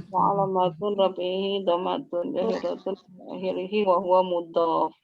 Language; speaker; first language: Arabic; non-native, learner; Indonesian